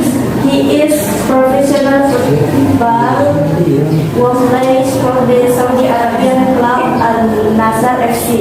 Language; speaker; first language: English; non-native, learner; Indonesian